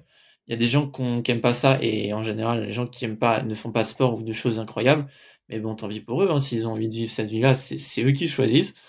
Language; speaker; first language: French; native; French